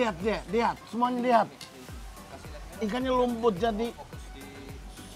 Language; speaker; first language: Indonesian; non-native, learner; Japanese